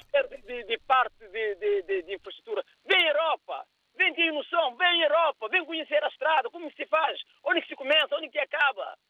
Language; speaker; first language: Portuguese; non-native, local second language; Kabuverdianu